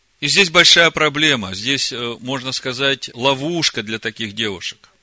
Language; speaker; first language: Russian; native; Russian